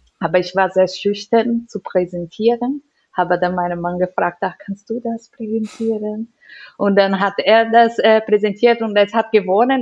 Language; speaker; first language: German; non-native, learner; Portuguese